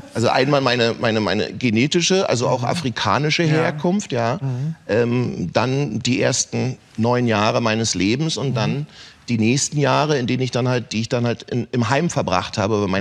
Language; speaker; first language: German; native; German